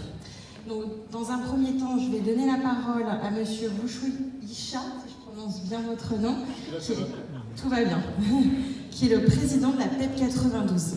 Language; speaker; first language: French; native; French